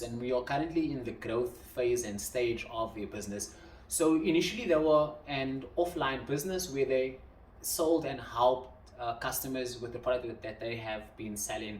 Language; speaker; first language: English; non-native, local second language; Afrikaans